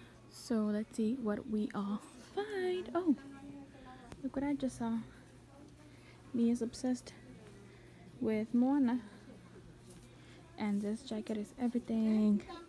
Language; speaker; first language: English; early bilingual, other home language; Spanish